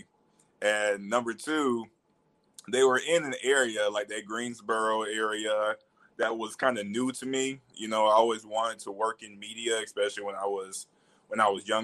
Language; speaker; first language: English; native; English